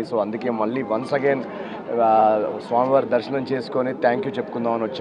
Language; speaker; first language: Telugu; native; Telugu